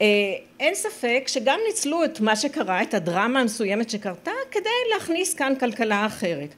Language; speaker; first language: Hebrew; native; Hebrew